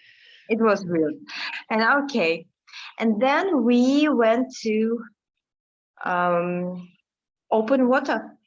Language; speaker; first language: English; non-native, learner; Russian